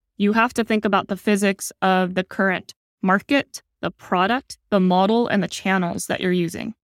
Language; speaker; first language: English; native; English